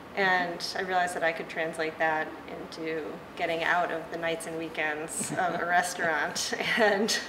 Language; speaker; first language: English; native; English